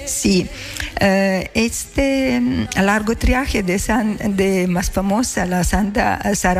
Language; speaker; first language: Spanish; non-native, learner; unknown